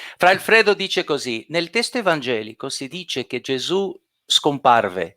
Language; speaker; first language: Italian; non-native, fluent; Portuguese